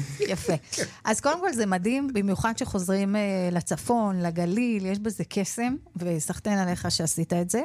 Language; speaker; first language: Hebrew; native; Hebrew